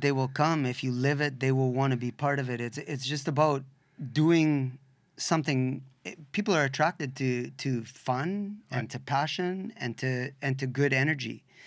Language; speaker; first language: English; native; English